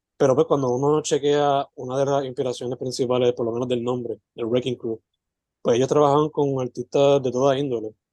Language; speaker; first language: Spanish; native; Spanish